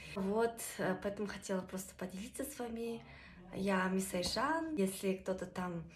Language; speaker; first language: Russian; non-native, local second language; Kazakh